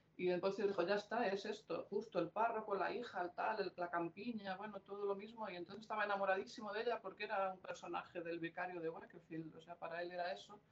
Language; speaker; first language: Spanish; native; Spanish